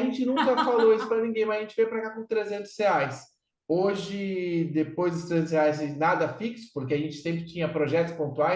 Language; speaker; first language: Portuguese; native; Portuguese